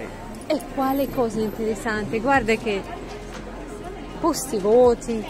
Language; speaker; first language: Italian; non-native, learner; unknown